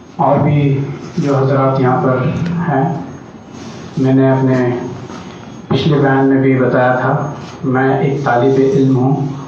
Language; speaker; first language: Urdu; native; Urdu